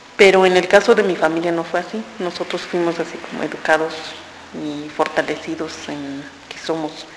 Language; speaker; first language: Spanish; non-native, local second language; Tzotzil